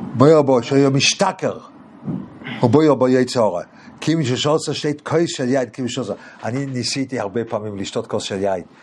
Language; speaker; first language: Hebrew; non-native, fluent; English